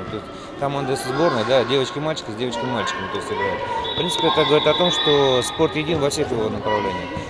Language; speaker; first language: Russian; native; Russian